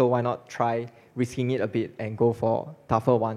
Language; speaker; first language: English; non-native, local second language; Chinese